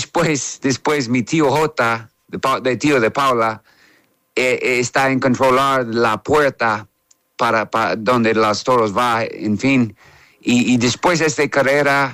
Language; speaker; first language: Spanish; non-native, learner; English